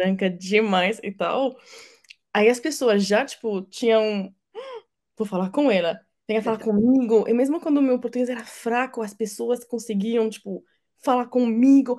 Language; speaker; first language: Portuguese; non-native, fluent; French